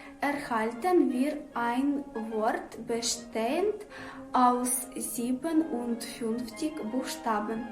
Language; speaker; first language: German; non-native, learner; Ukrainian